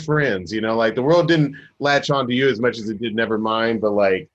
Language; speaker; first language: English; native; English